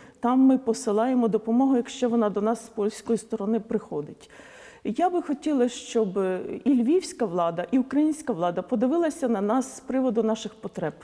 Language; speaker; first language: Ukrainian; non-native, local second language; Polish